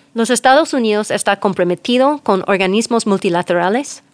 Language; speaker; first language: Spanish; non-native, fluent; English